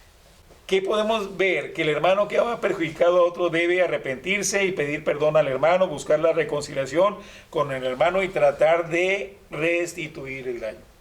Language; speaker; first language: Spanish; native; Spanish